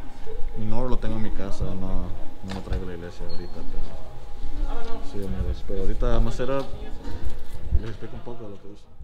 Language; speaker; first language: Spanish; early bilingual, heritage; Spanish